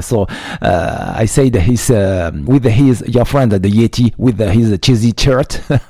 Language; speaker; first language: English; non-native, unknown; French